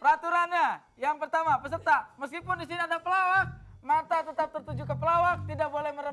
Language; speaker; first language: Indonesian; native; Indonesian